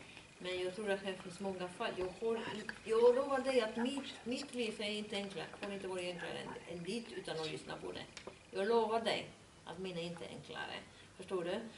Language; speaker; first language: Swedish; non-native, fluent; Spanish